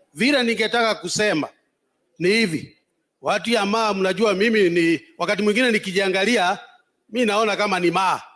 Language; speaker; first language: Swahili; non-native, local second language; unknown